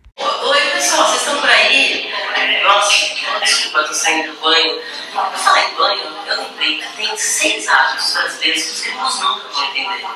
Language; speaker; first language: Portuguese; native; Portuguese